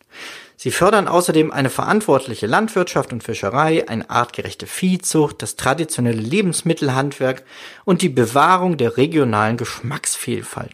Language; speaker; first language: German; native; German